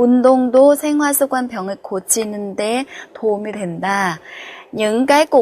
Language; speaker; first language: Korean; non-native, fluent; Vietnamese